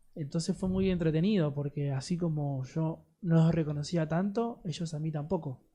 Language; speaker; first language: Spanish; native; Spanish